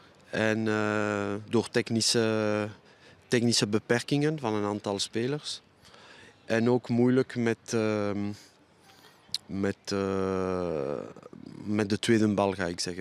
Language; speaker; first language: Dutch; non-native, local second language; French